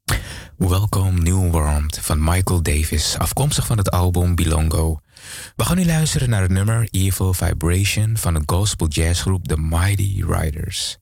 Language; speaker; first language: Dutch; native; Dutch